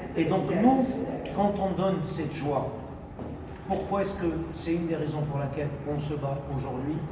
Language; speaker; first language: French; non-native, local second language; Arabic